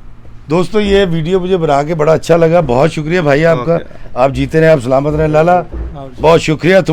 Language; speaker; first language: Hindi; non-native, local second language; Punjabi